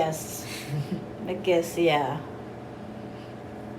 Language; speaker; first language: English; non-native, learner; Spanish